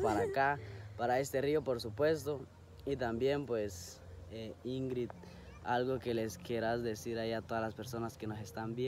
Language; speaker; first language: Spanish; native; Spanish